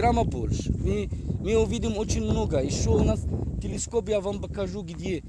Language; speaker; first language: Russian; non-native, learner; Arabic